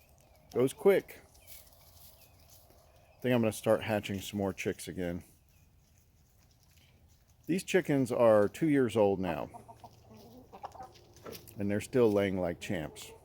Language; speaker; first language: English; native; English